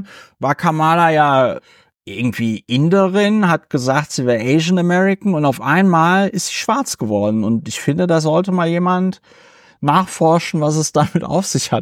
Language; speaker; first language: German; native; German